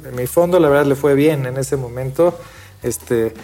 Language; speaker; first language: Spanish; early bilingual, other home language; Hebrew